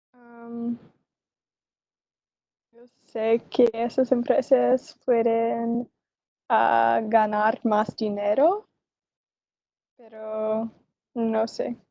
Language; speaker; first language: Spanish; non-native, learner; English